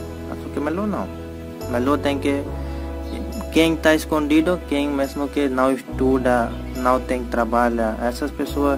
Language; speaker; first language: Portuguese; non-native, learner; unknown